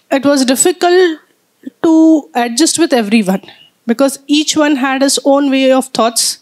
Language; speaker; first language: English; non-native, local second language; Marathi